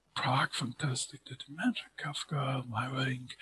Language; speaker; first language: English; non-native, fluent; German